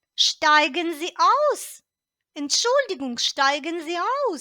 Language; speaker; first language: German; non-native, fluent; Ukrainian